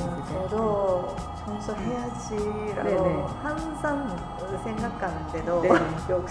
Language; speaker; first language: Korean; non-native, fluent; Japanese